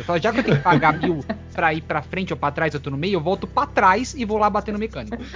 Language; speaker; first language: Portuguese; native; Portuguese